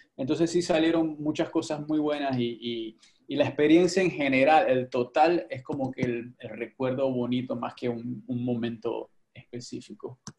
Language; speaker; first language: Spanish; native; Spanish